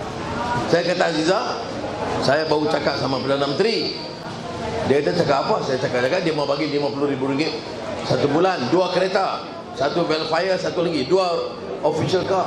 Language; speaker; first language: Malay; native; Malay